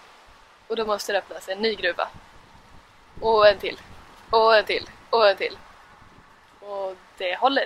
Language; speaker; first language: Swedish; native; Swedish